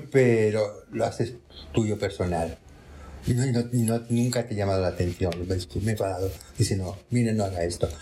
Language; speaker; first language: Spanish; native; Spanish